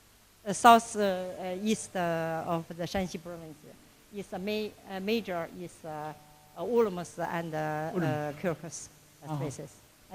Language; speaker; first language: English; non-native, learner; Chinese